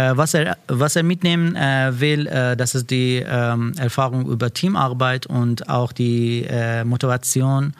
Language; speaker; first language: German; non-native, learner; Persian